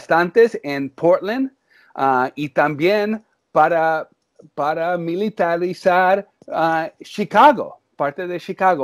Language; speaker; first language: Spanish; early bilingual, heritage; English